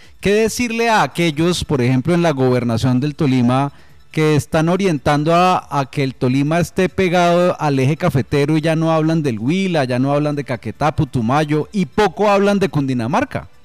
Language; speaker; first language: Spanish; native; Spanish